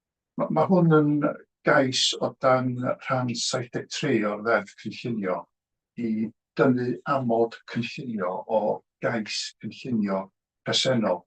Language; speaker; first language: Welsh; native; Welsh